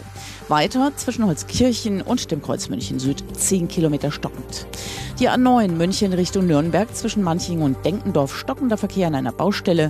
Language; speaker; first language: German; native; German